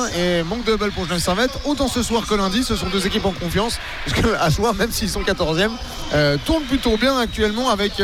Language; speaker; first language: French; native; French